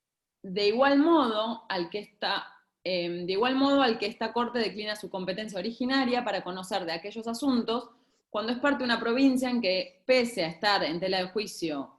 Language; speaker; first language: Spanish; native; Spanish